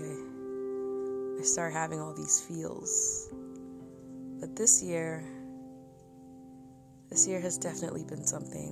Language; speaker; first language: English; non-native, local second language; Yoruba